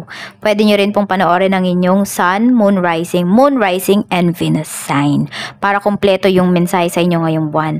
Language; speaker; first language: Filipino; native; Filipino